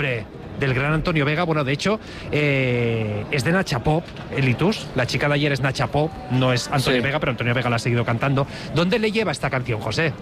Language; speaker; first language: Spanish; native; Spanish